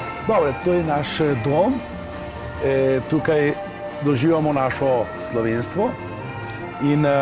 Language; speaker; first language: Slovenian; early bilingual, heritage; Slovenian